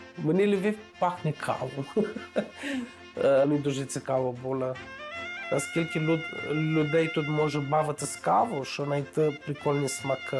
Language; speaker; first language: Ukrainian; non-native, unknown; Romanian